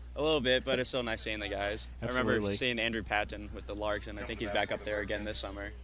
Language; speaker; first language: English; native; English